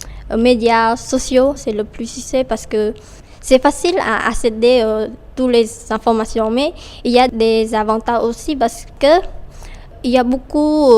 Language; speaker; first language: French; non-native, fluent; Khmer